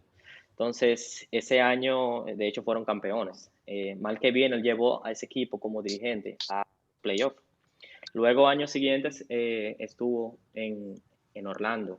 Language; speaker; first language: Spanish; native; Spanish